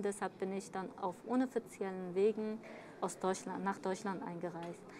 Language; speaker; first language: German; early bilingual, other home language; Kurdish